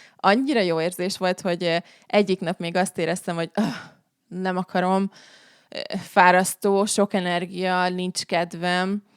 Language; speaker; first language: Hungarian; native; Hungarian